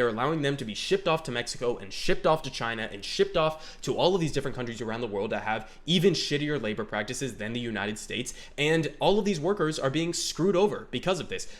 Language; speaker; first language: English; native; English